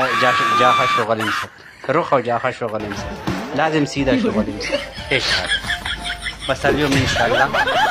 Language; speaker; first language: Arabic; non-native, learner; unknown